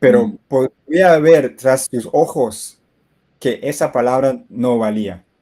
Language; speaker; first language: Spanish; non-native, fluent; English